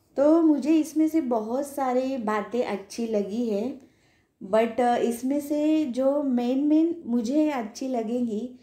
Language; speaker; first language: Hindi; non-native, local second language; Marathi